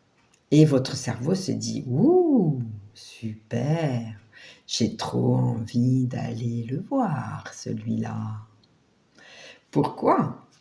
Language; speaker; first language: French; native; French